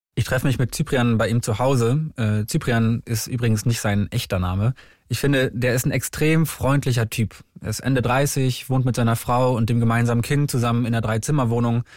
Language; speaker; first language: German; native; German